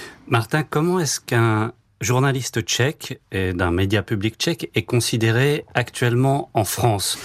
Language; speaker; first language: French; native; French